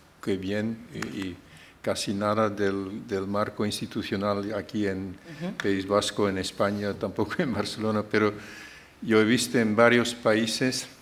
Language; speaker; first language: Spanish; non-native, fluent; Dutch